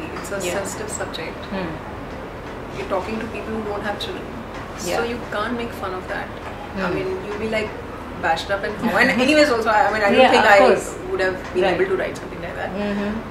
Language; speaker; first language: English; non-native, local second language; Hindi